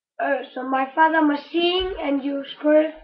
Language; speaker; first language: English; non-native, learner; Danish